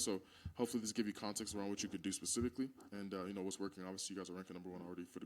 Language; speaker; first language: English; native; English